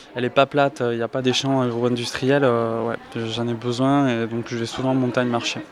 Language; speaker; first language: French; native; French